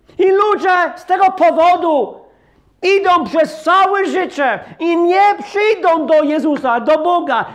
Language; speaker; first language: Polish; non-native, fluent; English